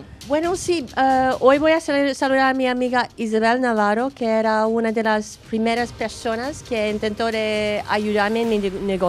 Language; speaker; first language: Spanish; non-native, fluent; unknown